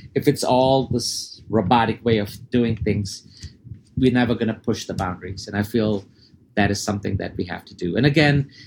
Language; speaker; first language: English; early bilingual, other home language; Arabic